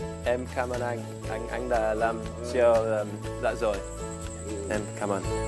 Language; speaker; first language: Vietnamese; non-native, learner; English